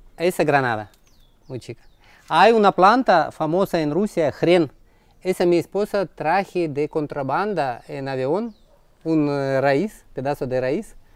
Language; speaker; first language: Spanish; non-native, learner; Russian